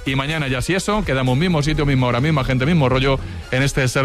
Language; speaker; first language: Spanish; native; Spanish